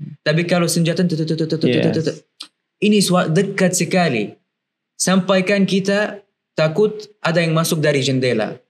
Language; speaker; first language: Indonesian; non-native, learner; Arabic